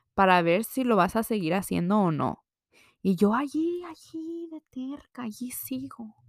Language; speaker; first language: Spanish; early bilingual, other home language; English